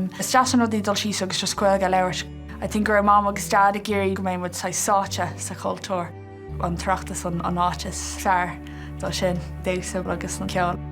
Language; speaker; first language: Irish; non-native, local second language; English